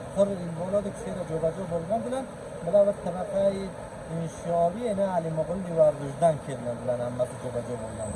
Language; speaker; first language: Uzbek; non-native, local second language; Persian